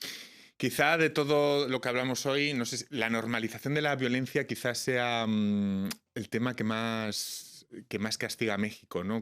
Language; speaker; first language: Spanish; native; Spanish